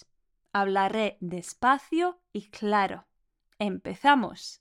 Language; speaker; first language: Spanish; non-native, fluent; Polish